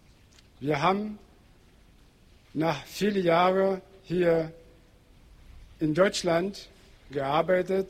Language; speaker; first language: German; non-native, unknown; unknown